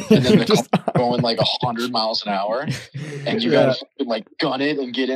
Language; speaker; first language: English; native; English